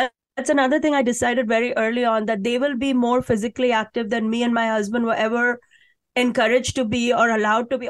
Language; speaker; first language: English; non-native, local second language; Hindi